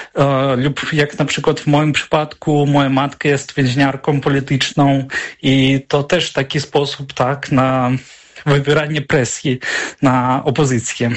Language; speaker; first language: Polish; non-native, fluent; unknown